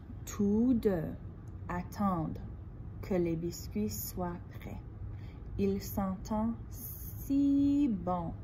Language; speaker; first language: French; non-native, fluent; English